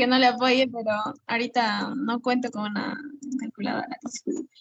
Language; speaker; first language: Spanish; native; Spanish